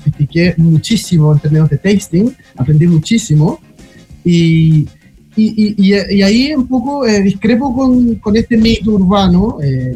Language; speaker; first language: Spanish; native; Spanish